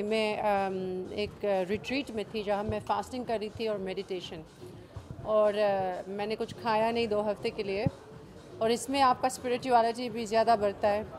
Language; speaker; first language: Hindi; early bilingual, heritage; English